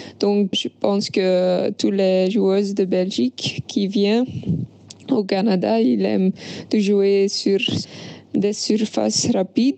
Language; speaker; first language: French; non-native, local second language; Dutch